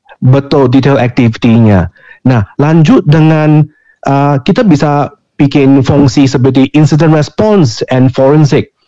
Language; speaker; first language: Indonesian; non-native, fluent; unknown